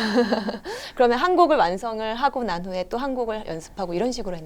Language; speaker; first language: Korean; native; Korean